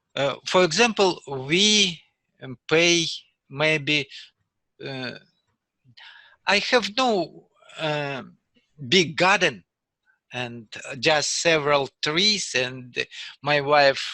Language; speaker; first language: English; non-native, learner; Russian